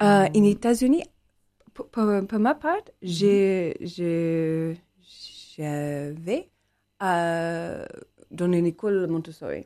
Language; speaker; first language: French; non-native, learner; English